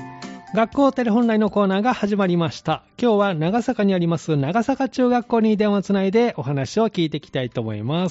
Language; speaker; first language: Japanese; native; Japanese